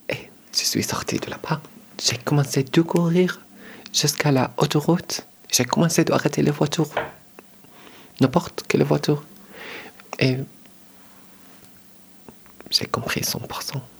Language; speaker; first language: French; non-native, learner; Arabic